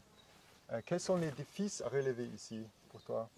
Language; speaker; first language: French; non-native, fluent; German